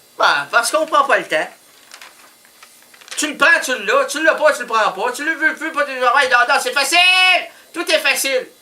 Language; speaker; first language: French; native; French